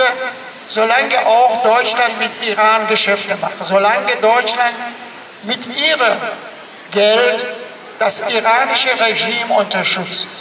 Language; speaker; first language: German; non-native, fluent; Persian